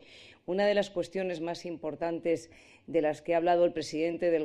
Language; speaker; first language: Spanish; native; Spanish